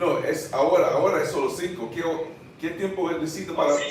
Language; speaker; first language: Spanish; non-native, learner; English